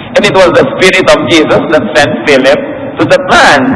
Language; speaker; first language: English; non-native, local second language; Filipino